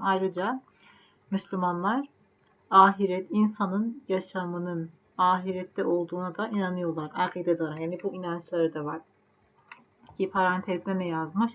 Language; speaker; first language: Turkish; non-native, fluent; Persian